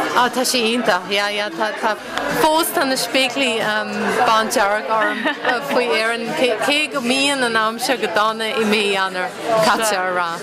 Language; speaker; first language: Irish; non-native, fluent; German